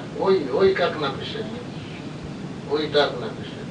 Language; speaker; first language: Russian; non-native, learner; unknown